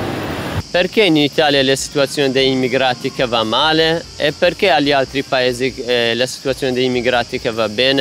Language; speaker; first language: Italian; non-native, fluent; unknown